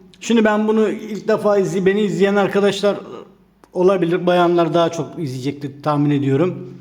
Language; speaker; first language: Turkish; native; Turkish